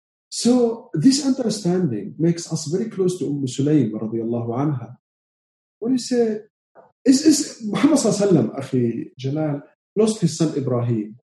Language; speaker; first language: English; non-native, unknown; Arabic